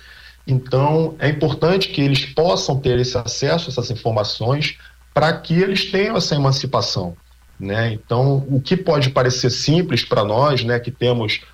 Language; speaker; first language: Portuguese; native; Portuguese